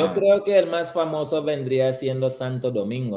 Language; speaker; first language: Spanish; early bilingual, heritage; Spanish